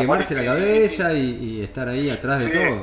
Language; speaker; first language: Spanish; native; Spanish